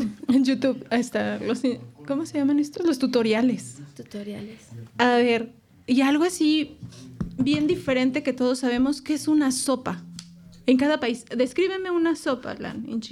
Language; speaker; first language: Spanish; native; Spanish